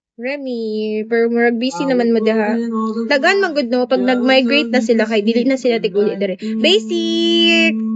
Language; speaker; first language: Cebuano; non-native, local second language; Hiligaynon